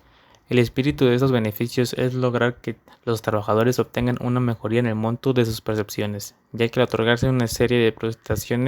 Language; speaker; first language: Spanish; native; Spanish